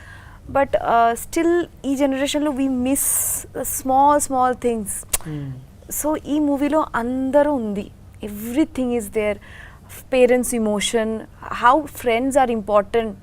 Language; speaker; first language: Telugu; non-native, learner; Bangla